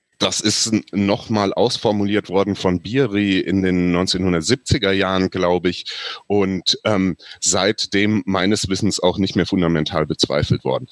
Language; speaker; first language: German; native; German